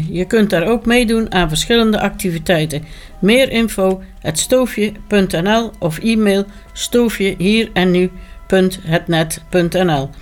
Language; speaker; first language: Dutch; native; Dutch